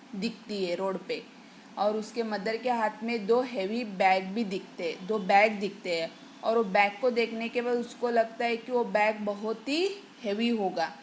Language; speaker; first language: Hindi; non-native, local second language; Marathi